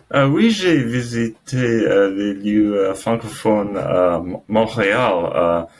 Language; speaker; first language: French; non-native, learner; English